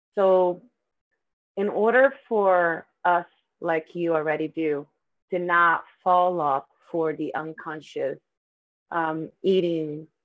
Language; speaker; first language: English; non-native, fluent; Portuguese